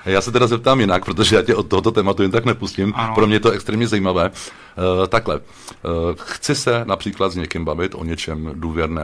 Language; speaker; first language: Czech; native; Czech